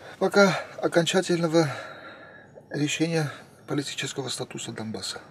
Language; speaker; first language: Russian; non-native, local second language; Armenian